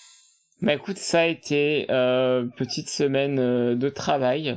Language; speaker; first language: French; native; French